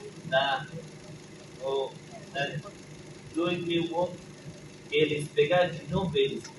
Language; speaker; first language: Portuguese; non-native, learner; Persian